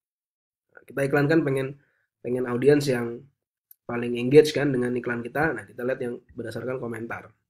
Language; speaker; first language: Indonesian; native; Indonesian